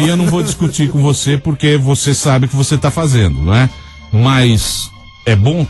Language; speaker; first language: Portuguese; native; Portuguese